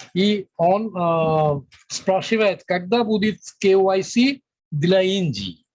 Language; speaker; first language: Russian; non-native, fluent; Hindi